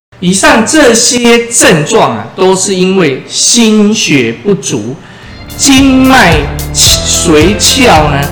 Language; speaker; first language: Chinese; native; Chinese